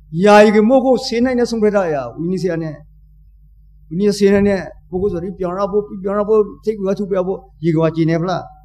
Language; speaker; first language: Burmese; native; Burmese